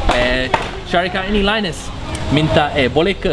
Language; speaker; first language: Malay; non-native, fluent; English